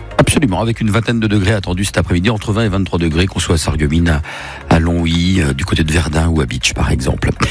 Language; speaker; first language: French; native; French